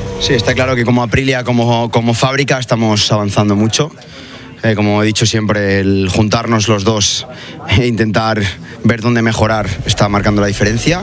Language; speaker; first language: Spanish; native; Spanish